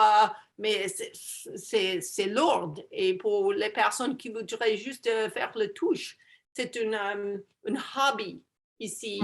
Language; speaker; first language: French; non-native, learner; English